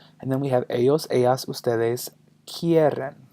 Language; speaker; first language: Spanish; non-native, fluent; English